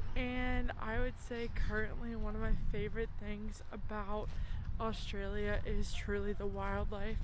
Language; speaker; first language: English; native; English